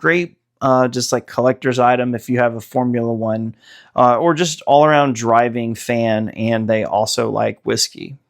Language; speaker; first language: English; native; English